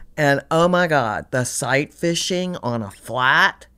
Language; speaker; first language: English; native; English